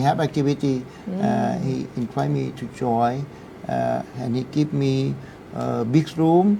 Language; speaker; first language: English; non-native, learner; Thai